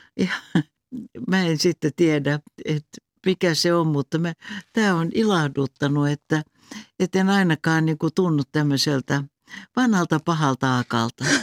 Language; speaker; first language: Finnish; non-native, local second language; Swedish